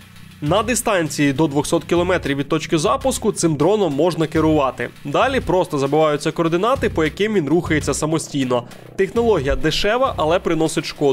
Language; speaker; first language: Ukrainian; native; Ukrainian